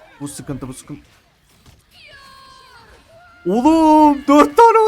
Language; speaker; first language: Turkish; native; Turkish